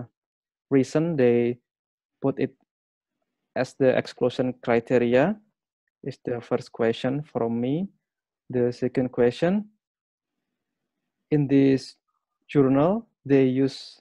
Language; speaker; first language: English; non-native, learner; Indonesian